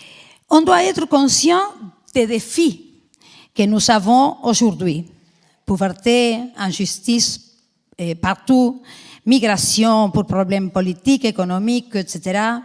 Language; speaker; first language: French; non-native, fluent; Spanish